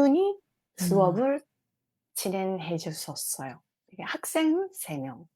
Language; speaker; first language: Korean; non-native, fluent; Japanese